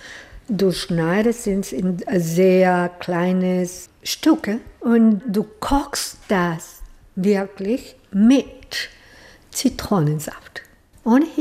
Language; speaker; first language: German; non-native, fluent; Spanish